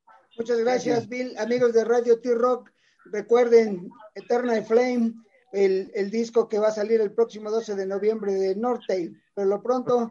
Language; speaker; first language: Spanish; native; Spanish